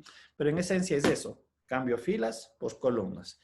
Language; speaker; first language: Spanish; native; Spanish